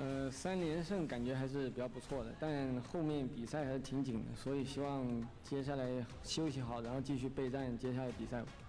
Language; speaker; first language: Chinese; native; Chinese